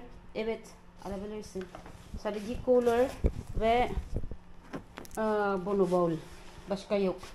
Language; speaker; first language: Turkish; non-native, learner; Filipino